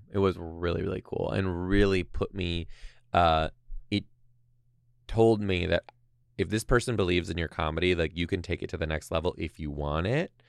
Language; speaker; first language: English; native; English